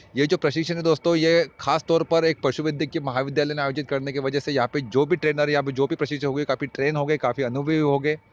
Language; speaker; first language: Hindi; non-native, local second language; Marathi